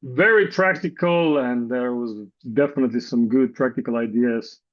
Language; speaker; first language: English; non-native, fluent; Estonian